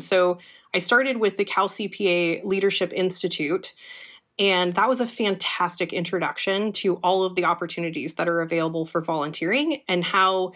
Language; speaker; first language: English; native; English